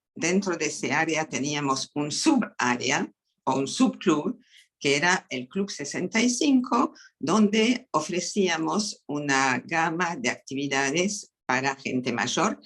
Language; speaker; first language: Spanish; non-native, fluent; French